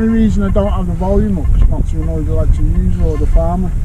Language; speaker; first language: English; native; English